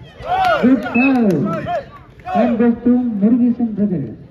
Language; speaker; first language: English; non-native, local second language; Tamil